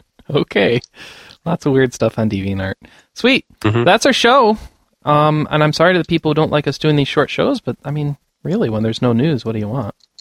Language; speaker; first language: English; native; English